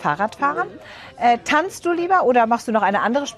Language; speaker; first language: German; native; German